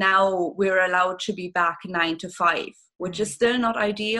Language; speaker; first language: English; non-native, fluent; German